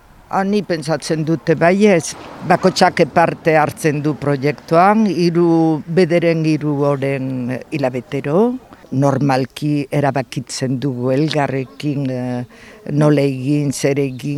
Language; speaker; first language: Basque; non-native, local second language; French